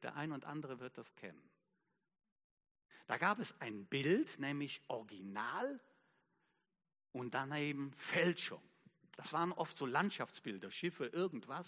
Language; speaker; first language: German; native; German